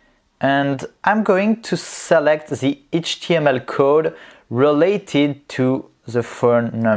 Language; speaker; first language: English; non-native, fluent; French